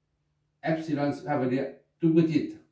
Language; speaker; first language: French; non-native, local second language; Arabic